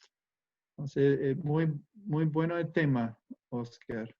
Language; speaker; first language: Spanish; non-native, fluent; English